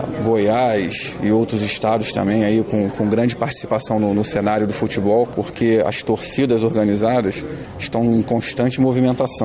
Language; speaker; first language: Portuguese; native; Portuguese